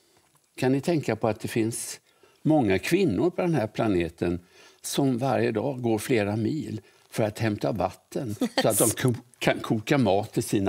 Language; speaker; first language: Swedish; native; Swedish